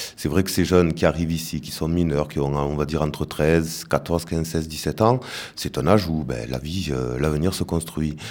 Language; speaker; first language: French; native; French